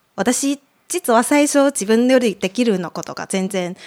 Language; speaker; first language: Japanese; non-native, fluent; Chinese